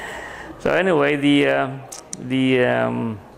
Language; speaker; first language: English; non-native, local second language; Filipino